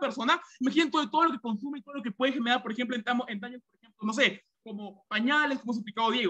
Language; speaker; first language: Spanish; native; Spanish